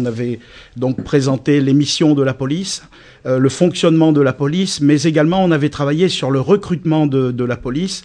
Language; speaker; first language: French; native; French